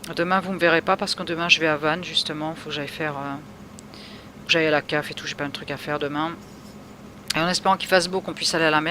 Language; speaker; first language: French; native; French